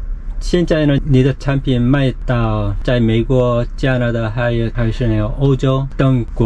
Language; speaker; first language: Chinese; non-native, learner; Korean